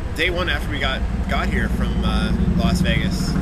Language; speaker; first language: English; native; English